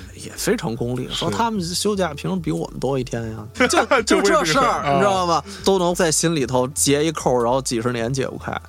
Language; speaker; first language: Chinese; native; Chinese